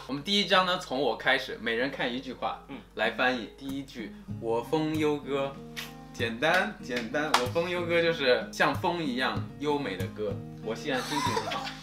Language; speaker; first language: Chinese; non-native, fluent; Korean